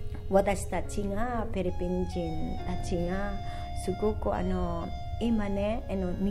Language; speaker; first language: Japanese; non-native, learner; Filipino